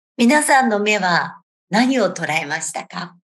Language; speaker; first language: Japanese; native; Japanese